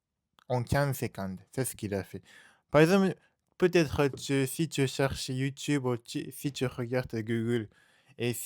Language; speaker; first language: French; non-native, learner; Japanese